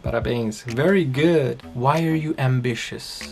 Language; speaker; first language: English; non-native, fluent; Portuguese